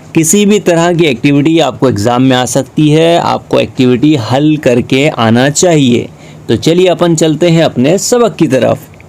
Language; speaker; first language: Urdu; native; Urdu